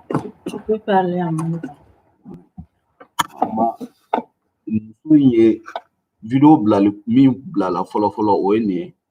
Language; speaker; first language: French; non-native, local second language; Bambara